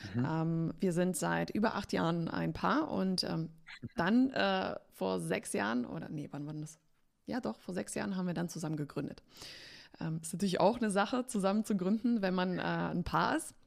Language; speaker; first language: German; early bilingual, other home language; Polish